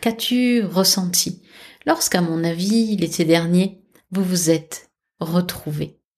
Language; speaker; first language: French; native; French